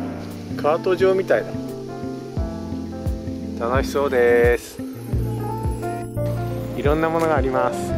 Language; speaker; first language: Japanese; native; Japanese